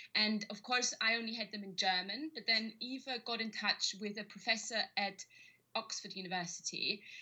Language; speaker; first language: English; non-native, fluent; German